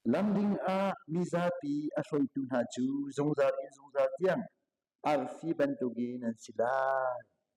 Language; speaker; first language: Burmese; non-native, local second language; Hakha Chin